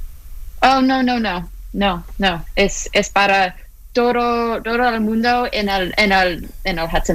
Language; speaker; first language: Spanish; non-native, learner; English